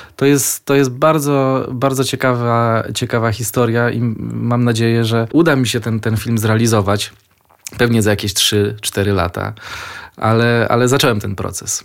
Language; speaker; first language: Polish; native; Polish